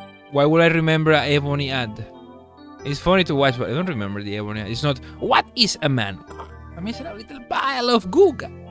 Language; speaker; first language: English; early bilingual, other home language; Spanish